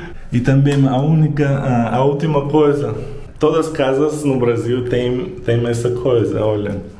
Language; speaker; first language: Portuguese; non-native, learner; Russian